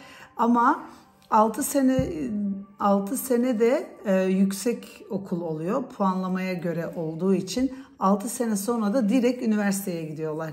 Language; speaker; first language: Turkish; early bilingual, heritage; Turkish